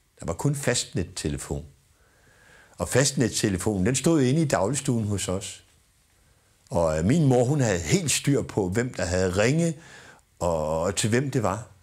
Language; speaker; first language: Danish; native; Danish